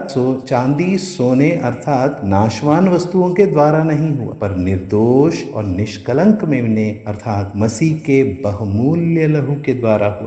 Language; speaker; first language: Hindi; native; Hindi